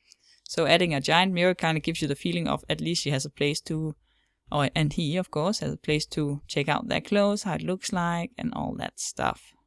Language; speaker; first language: English; non-native, fluent; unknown